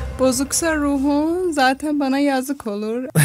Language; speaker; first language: Turkish; non-native, learner; Persian